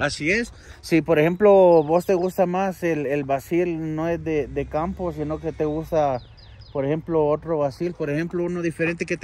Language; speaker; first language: Spanish; native; Spanish